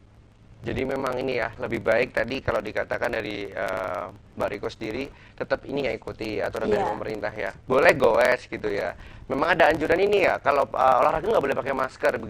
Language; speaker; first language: Indonesian; native; Indonesian